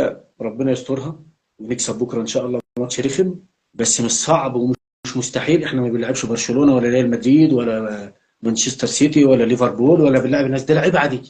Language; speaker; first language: Arabic; native; Arabic